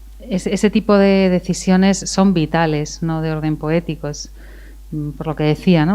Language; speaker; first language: Spanish; native; Spanish